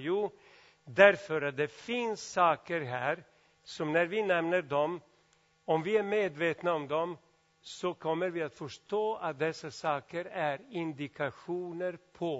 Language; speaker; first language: Swedish; non-native, fluent; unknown